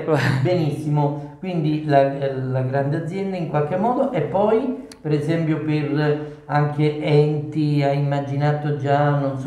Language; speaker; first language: Italian; native; Italian